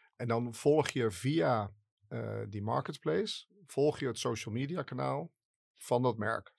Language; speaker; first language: Dutch; native; Dutch